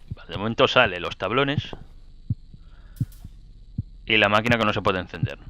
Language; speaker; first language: Spanish; native; Spanish